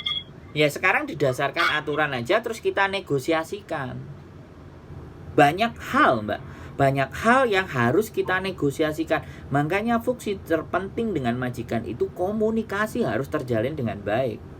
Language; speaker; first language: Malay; non-native, local second language; Javanese